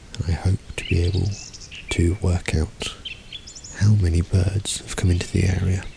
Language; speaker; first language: English; native; English